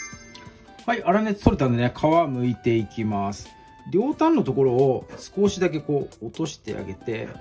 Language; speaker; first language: Japanese; native; Japanese